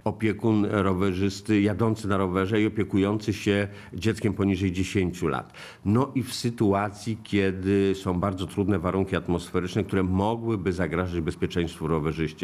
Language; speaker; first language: Polish; native; Polish